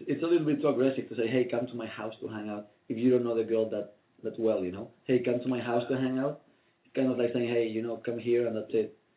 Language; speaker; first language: English; non-native, fluent; Spanish